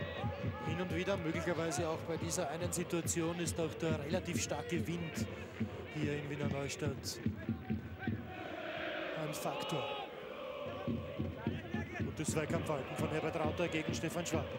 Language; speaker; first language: German; native; German